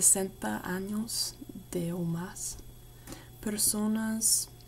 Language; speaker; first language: Spanish; non-native, learner; English